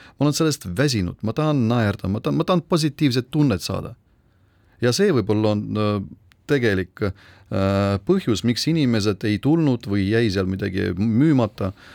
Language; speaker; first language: Estonian; non-native, local second language; Russian